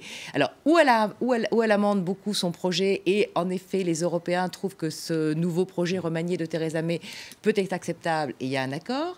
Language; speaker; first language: French; native; French